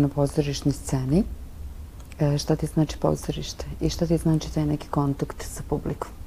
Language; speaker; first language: Serbian; native; Serbian